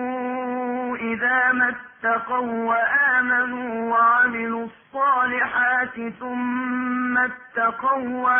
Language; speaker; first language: Arabic; native; Arabic